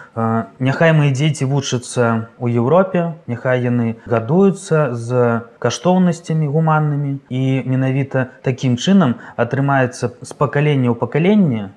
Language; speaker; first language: Belarusian; native; Belarusian